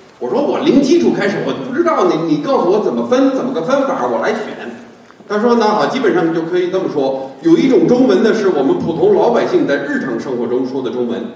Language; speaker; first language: Chinese; non-native, fluent; English